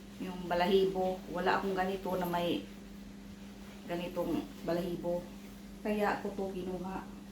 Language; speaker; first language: Filipino; non-native, local second language; Cebuano